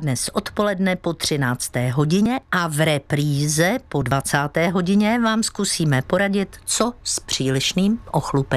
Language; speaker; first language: Czech; native; Czech